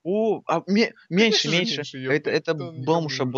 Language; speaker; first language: Russian; native; Russian